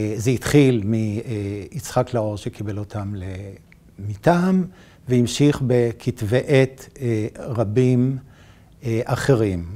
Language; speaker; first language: Hebrew; native; Hebrew